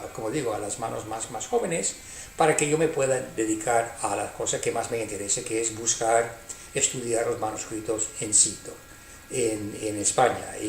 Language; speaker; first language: Spanish; non-native, fluent; English